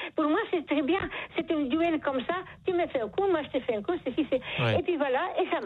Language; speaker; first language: French; non-native, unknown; Polish